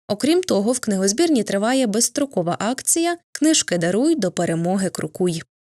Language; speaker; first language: Ukrainian; native; Ukrainian